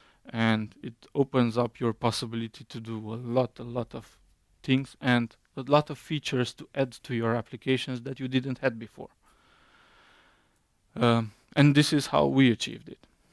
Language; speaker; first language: English; non-native, fluent; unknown